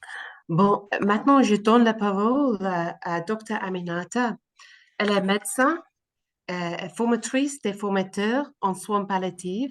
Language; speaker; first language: French; non-native, learner; English